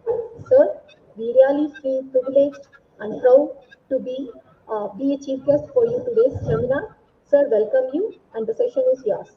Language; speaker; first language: English; non-native, local second language; Tamil